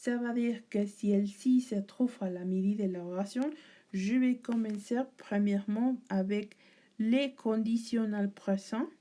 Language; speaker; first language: French; non-native, learner; Spanish